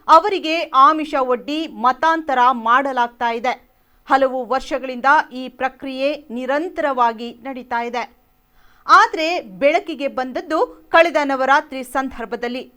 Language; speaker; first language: Kannada; native; Kannada